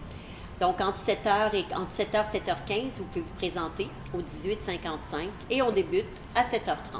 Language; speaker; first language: French; native; French